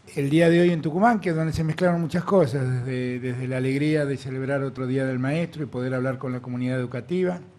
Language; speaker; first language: Spanish; native; Spanish